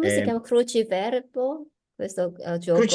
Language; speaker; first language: Italian; non-native, learner; Chinese